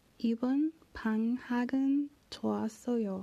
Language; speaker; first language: Korean; non-native, learner; English